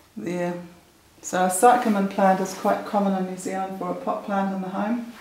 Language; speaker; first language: English; native; English